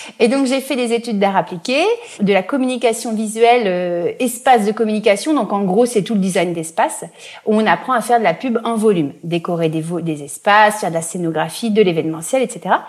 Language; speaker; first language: French; native; French